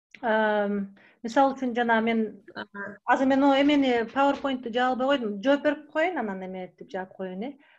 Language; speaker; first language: Kyrgyz; native; Kyrgyz